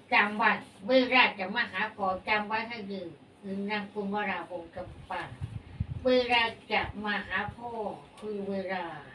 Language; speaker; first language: Thai; native; Thai